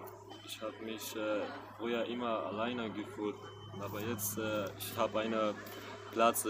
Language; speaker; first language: German; non-native, learner; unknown